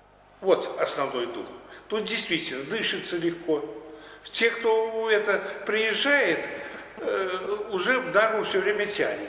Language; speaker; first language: Russian; native; Russian